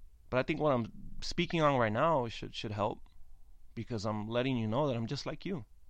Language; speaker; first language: English; early bilingual, other home language; Spanish